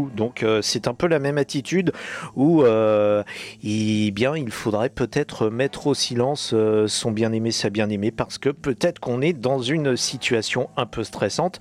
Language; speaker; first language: French; native; French